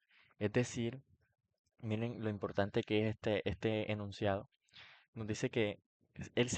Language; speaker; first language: Spanish; native; Spanish